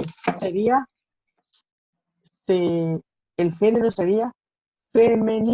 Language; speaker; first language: Spanish; non-native, learner; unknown